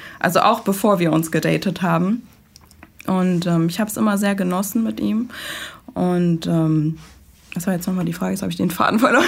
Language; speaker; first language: German; early bilingual, other home language; Persian